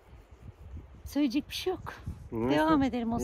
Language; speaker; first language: Turkish; native; Turkish